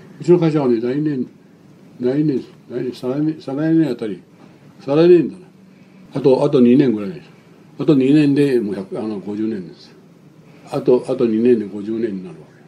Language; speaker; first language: Japanese; non-native, local second language; Chinese